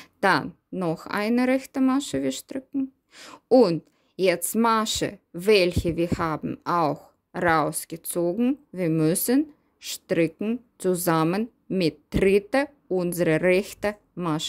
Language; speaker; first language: German; non-native, learner; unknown